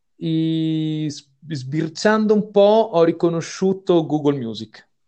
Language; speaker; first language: Italian; native; Italian